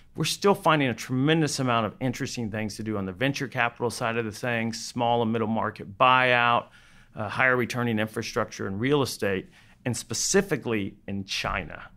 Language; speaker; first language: English; native; English